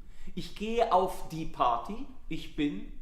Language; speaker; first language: German; non-native, fluent; Italian